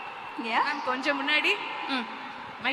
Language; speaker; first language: Tamil; native; Tamil